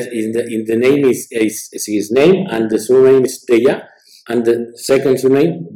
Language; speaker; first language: English; non-native, learner; Spanish